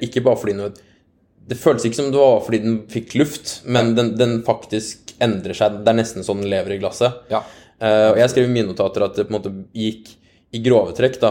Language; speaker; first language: Norwegian; native; Norwegian